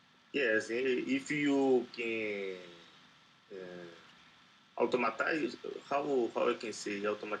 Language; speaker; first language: English; non-native, learner; Portuguese